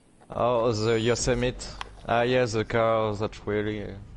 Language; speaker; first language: English; non-native, fluent; French